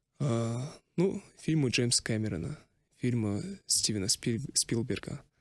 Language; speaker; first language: Russian; non-native, local second language; Kazakh